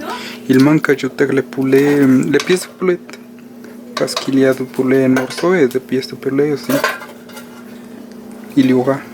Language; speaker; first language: French; non-native, fluent; Spanish